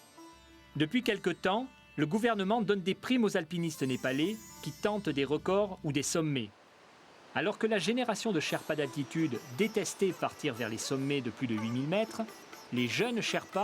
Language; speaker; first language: French; native; French